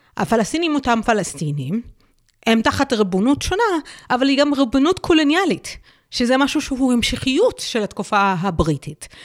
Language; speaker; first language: Hebrew; non-native, local second language; Arabic